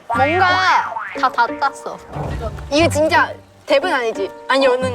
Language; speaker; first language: Korean; non-native, fluent; Chinese